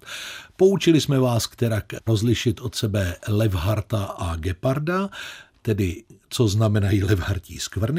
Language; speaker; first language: Czech; native; Czech